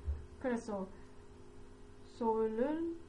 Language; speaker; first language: Korean; non-native, learner; English